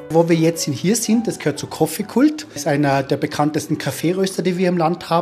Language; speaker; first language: German; native; German